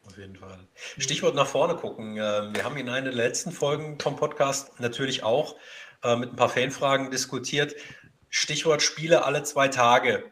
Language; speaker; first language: German; native; German